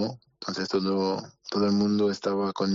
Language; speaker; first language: Spanish; non-native, learner; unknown